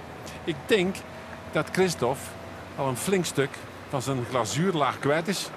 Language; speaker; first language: Dutch; native; Dutch